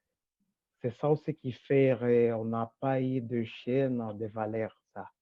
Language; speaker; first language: French; non-native, local second language; Rundi